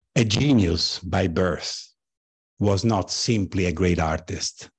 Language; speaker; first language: English; non-native, fluent; Italian